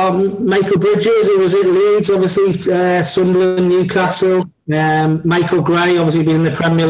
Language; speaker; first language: English; native; English